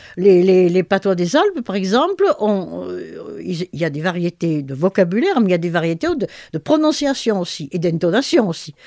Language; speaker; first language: French; native; French